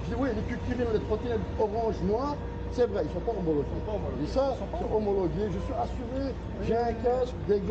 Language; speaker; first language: French; native; French